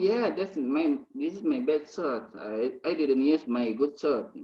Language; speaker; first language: English; non-native, learner; Indonesian